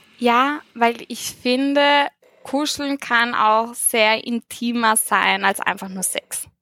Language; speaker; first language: German; early bilingual, heritage; German